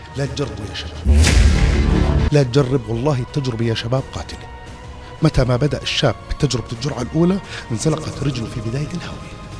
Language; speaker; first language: Arabic; native; Arabic